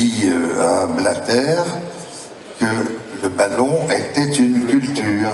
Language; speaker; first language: French; native; French